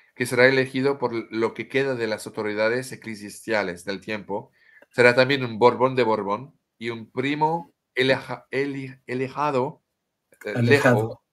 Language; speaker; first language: Spanish; non-native, fluent; French